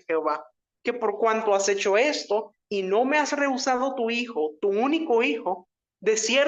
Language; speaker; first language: Spanish; native; Spanish